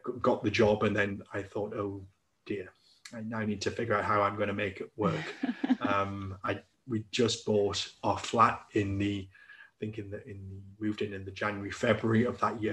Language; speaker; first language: English; native; English